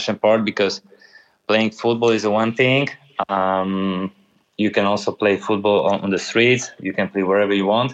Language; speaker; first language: English; non-native, fluent; Polish